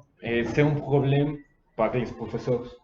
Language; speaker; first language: French; non-native, learner; Spanish